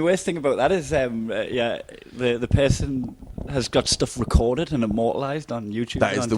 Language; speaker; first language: English; native; English